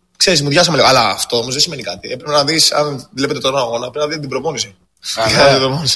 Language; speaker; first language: Greek; early bilingual, heritage; English